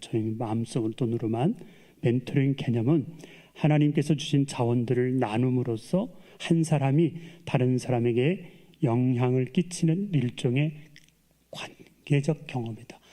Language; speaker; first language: Korean; native; Korean